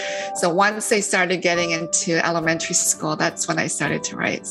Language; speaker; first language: English; native; English